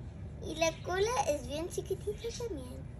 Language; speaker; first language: Spanish; early bilingual, heritage; Spanish